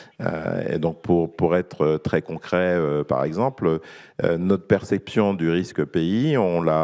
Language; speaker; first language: French; native; French